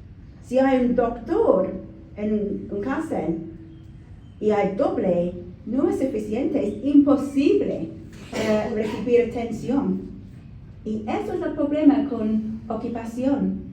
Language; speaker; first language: Spanish; non-native, learner; English